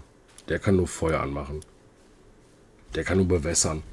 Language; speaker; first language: German; native; German